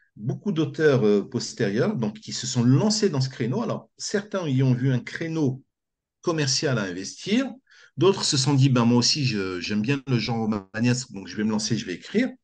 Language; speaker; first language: French; native; French